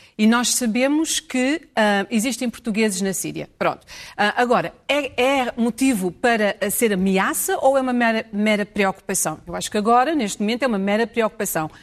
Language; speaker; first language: Portuguese; early bilingual, heritage; Portuguese